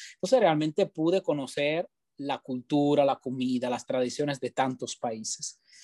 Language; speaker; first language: Spanish; non-native, fluent; Italian